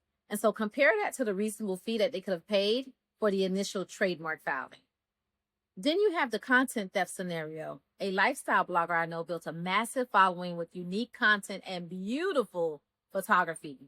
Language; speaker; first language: English; native; English